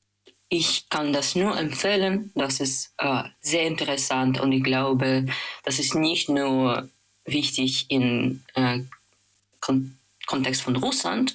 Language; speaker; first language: German; non-native, learner; Russian